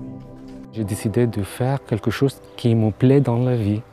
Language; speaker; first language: French; non-native, learner; Arabic